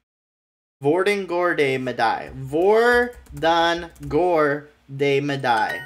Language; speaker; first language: Norwegian; non-native, learner; English